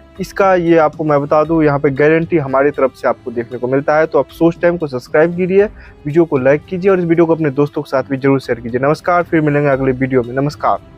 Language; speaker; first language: Hindi; native; Hindi